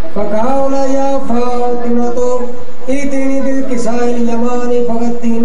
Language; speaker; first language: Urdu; non-native, local second language; Punjabi